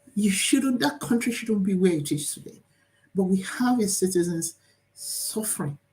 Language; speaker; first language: English; non-native, local second language; Yoruba